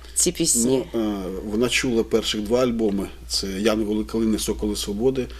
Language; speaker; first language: Ukrainian; native; Ukrainian